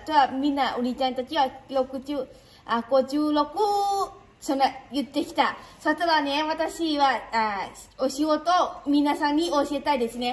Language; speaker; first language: Japanese; non-native, learner; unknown